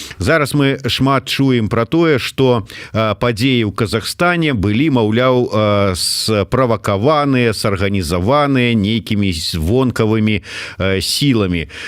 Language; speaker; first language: Belarusian; native; Belarusian